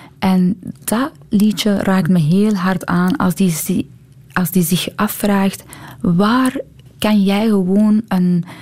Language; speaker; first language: Dutch; non-native, fluent; Persian